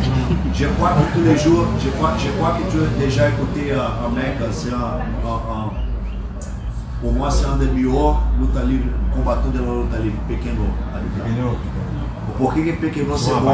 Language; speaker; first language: French; non-native, learner; Portuguese